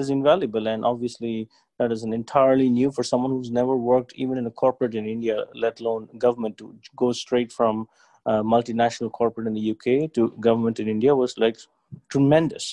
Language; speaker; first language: English; non-native, local second language; Tamil